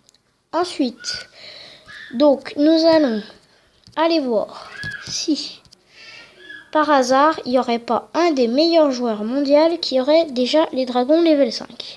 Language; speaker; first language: French; native; French